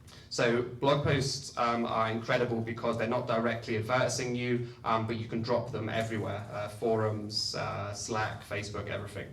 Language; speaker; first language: English; native; English